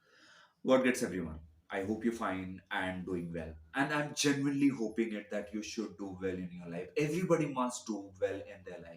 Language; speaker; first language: English; non-native, local second language; Hindi